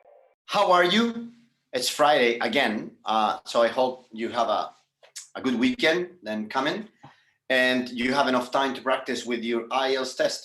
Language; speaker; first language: English; non-native, fluent; Spanish